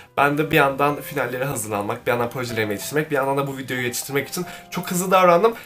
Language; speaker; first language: Turkish; native; Turkish